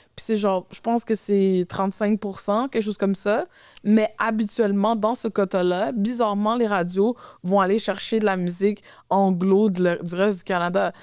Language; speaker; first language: French; native; French